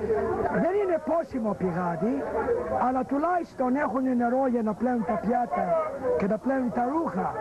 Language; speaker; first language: Greek; early bilingual, heritage; Greek